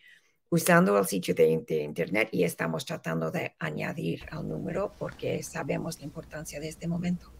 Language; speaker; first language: Spanish; early bilingual, heritage; Spanish